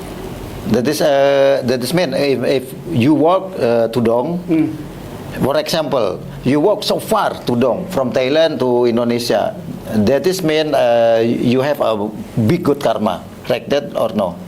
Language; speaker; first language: English; non-native, learner; Indonesian